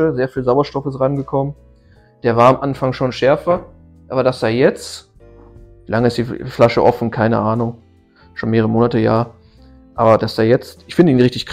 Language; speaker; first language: German; native; German